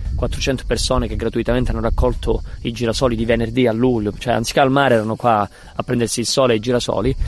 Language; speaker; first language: Italian; native; Italian